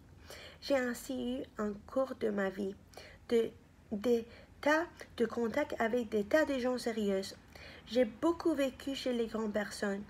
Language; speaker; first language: French; non-native, fluent; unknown